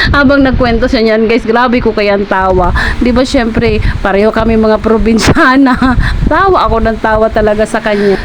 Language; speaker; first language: Filipino; non-native, local second language; Cebuano